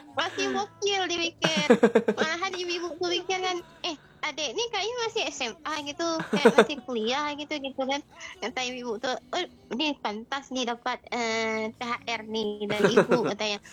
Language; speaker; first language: Indonesian; non-native, local second language; Achinese